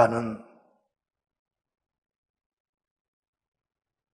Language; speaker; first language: Korean; native; Korean